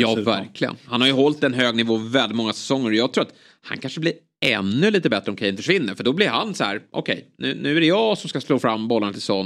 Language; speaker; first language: Swedish; native; Swedish